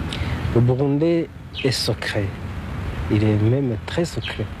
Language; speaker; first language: French; non-native, local second language; Rundi